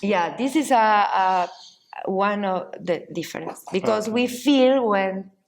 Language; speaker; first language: English; non-native, learner; Spanish